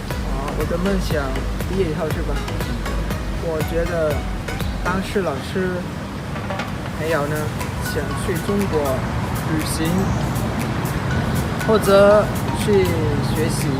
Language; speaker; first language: Chinese; non-native, learner; Lao